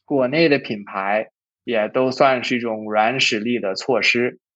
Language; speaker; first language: Chinese; non-native, fluent; English